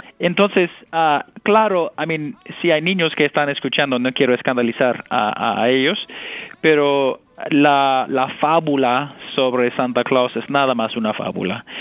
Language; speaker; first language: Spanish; non-native, fluent; English